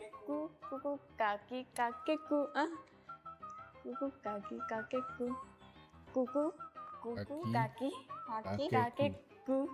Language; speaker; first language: Indonesian; non-native, learner; Korean